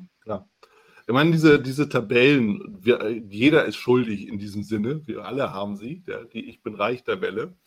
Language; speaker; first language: German; native; German